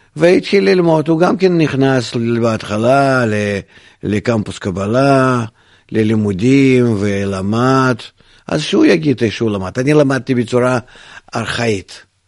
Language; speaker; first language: Hebrew; non-native, fluent; Russian